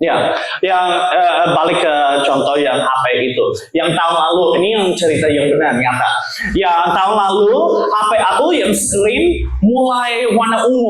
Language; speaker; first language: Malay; non-native, learner; English